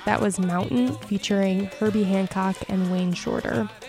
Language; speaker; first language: English; native; English